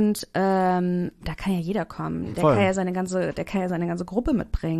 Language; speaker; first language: German; native; German